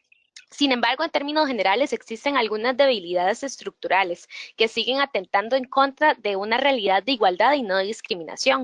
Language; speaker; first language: Spanish; native; Spanish